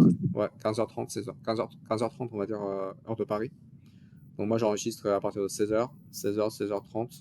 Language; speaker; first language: French; native; French